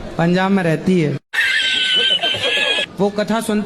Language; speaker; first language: Hindi; native; Hindi